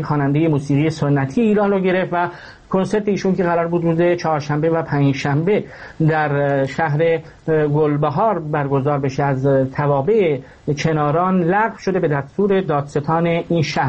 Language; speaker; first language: Persian; native; Persian